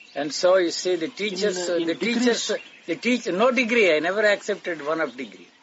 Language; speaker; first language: English; non-native, local second language; Telugu